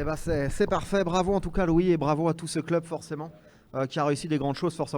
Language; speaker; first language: French; native; French